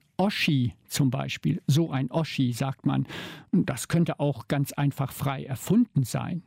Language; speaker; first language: German; native; German